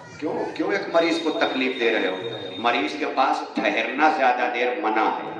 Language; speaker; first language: Urdu; non-native, local second language; Awadhi